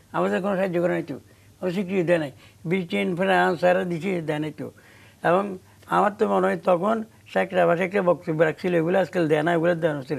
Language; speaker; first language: Bangla; native; Bangla